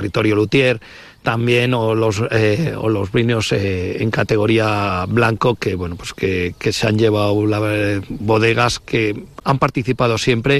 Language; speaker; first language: Spanish; native; Spanish